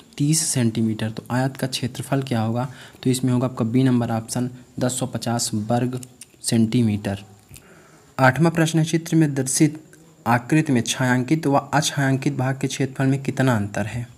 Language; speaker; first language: Hindi; native; Hindi